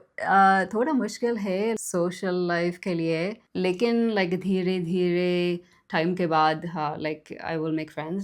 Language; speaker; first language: Hindi; non-native, learner; English